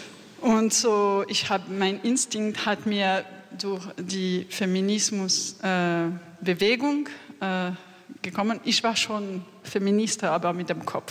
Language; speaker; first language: German; non-native, learner; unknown